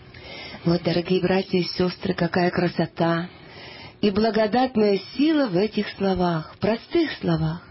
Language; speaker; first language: Russian; native; Russian